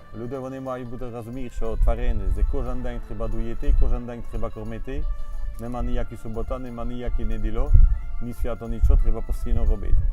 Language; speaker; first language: Ukrainian; non-native, learner; French